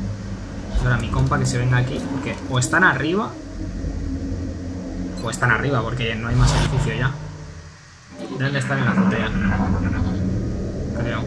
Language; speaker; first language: Spanish; native; Spanish